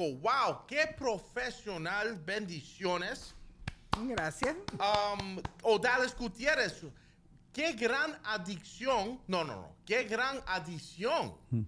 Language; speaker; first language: Spanish; early bilingual, heritage; Spanish